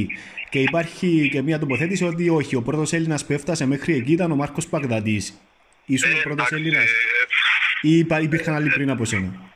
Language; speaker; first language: Greek; native; Greek